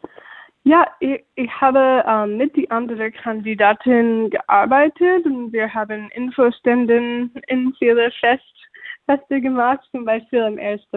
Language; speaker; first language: German; non-native, fluent; English